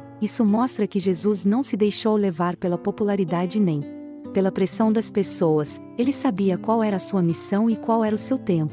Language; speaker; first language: Portuguese; native; Portuguese